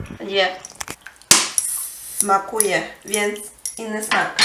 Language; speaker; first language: Polish; non-native, learner; Chinese